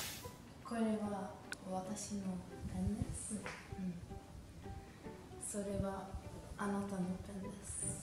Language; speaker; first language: Japanese; non-native, learner; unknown